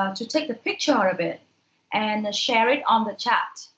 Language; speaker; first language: English; non-native, fluent; Vietnamese